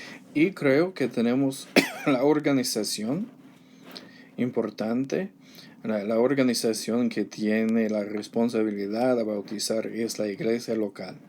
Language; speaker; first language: Spanish; non-native, learner; English